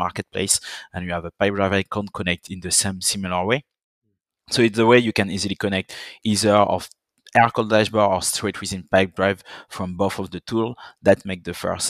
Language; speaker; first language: English; non-native, fluent; French